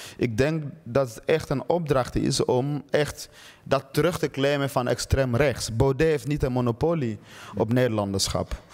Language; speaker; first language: Dutch; early bilingual, other home language; Swahili